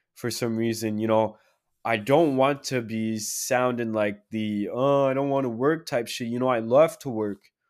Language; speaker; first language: English; native; English